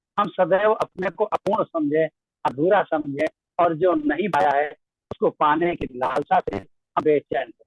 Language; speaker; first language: Hindi; native; Hindi